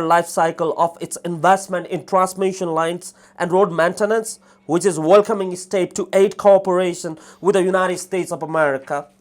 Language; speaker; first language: English; non-native, fluent; Nepali